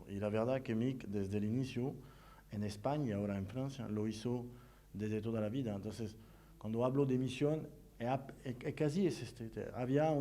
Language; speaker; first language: Spanish; non-native, fluent; French